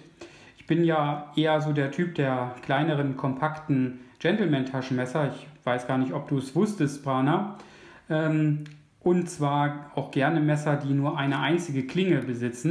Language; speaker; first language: German; native; German